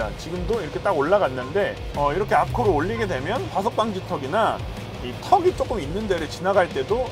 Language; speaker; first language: Korean; native; Korean